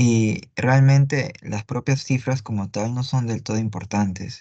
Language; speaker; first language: Spanish; native; Spanish